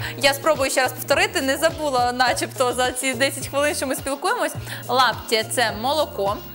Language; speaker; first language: Ukrainian; native; Ukrainian